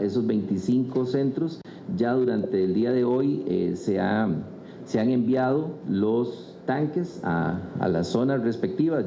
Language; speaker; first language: Spanish; native; Spanish